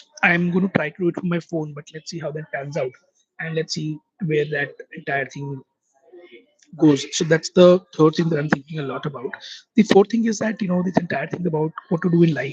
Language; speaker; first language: English; non-native, local second language; Hindi